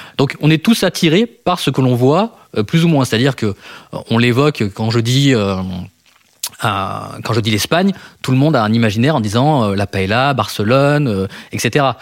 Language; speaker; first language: French; native; French